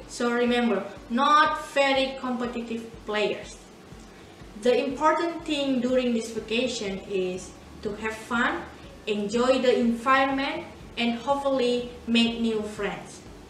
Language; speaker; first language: English; non-native, learner; Indonesian